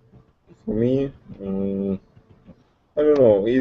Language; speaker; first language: English; non-native, learner; Russian